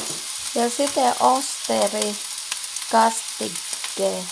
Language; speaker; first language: Finnish; non-native, learner; Thai